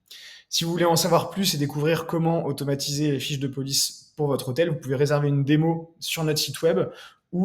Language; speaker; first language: French; native; French